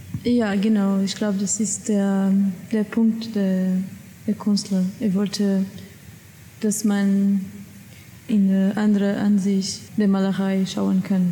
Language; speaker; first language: German; non-native, learner; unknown